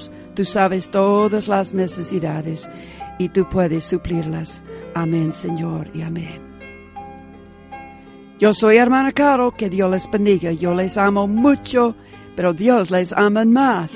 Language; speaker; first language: Spanish; early bilingual, heritage; Spanish